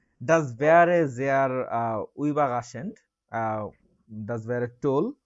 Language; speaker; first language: German; non-native, learner; Bangla